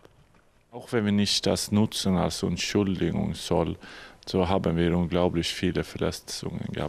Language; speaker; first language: German; non-native, learner; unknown